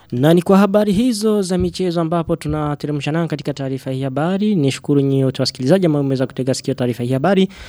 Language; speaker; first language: Swahili; non-native, local second language; Rundi